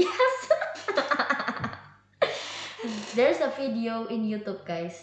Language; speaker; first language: English; non-native, learner; Indonesian